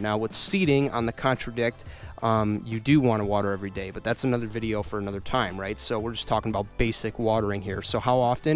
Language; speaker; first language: English; native; English